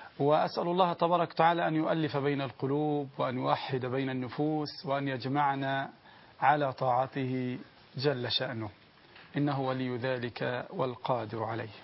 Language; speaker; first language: Arabic; native; Arabic